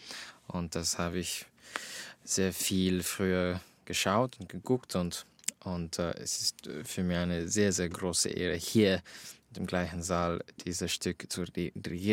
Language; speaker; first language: German; non-native, fluent; Finnish